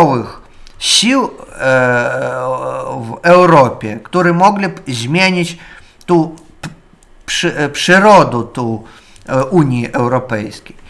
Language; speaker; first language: Polish; non-native, learner; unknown